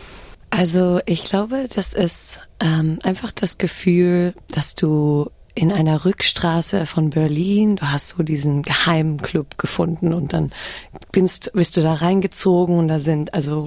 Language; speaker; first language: German; early bilingual, heritage; German